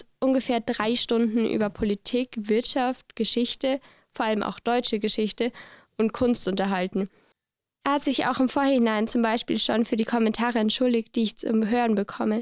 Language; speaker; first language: German; native; German